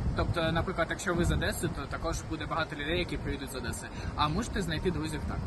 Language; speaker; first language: Ukrainian; non-native, local second language; Russian